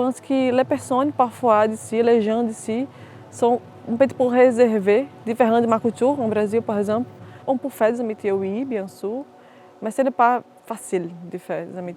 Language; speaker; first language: French; non-native, fluent; Portuguese